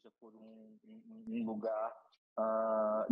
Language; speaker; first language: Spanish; non-native, learner; Portuguese